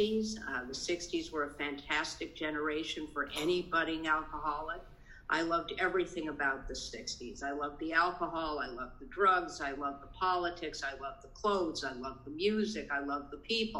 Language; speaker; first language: English; native; English